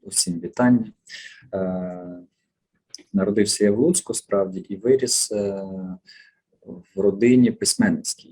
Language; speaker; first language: Ukrainian; native; Ukrainian